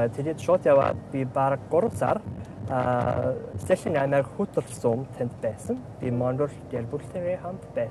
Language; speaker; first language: Mongolian; non-native, learner; English